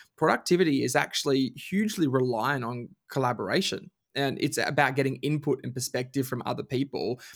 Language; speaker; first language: English; native; English